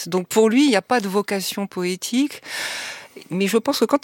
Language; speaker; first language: French; native; French